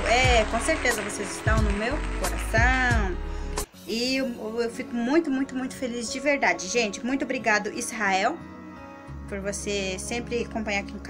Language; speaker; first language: Portuguese; non-native, local second language; Guarani